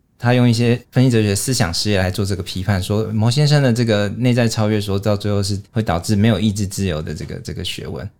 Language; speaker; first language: Chinese; native; Chinese